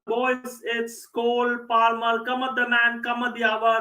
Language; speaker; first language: English; non-native, local second language; Malayalam